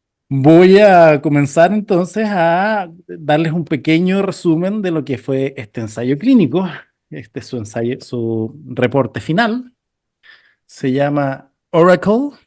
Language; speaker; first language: Spanish; native; Spanish